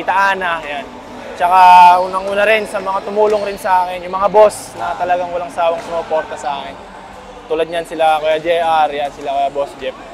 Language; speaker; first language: Filipino; native; Filipino